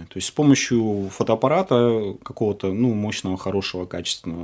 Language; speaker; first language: Russian; native; Russian